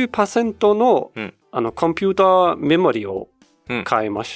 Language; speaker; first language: Japanese; non-native, learner; Danish